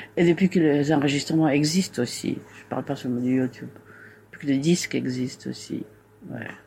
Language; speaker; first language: French; non-native, fluent; Spanish